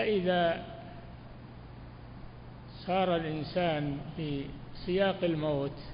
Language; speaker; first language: Arabic; native; Arabic